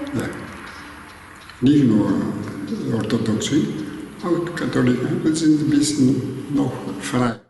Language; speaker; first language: German; non-native, learner; Greek